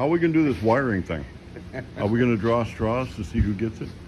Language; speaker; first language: English; native; English